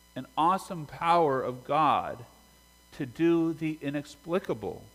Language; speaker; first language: English; native; English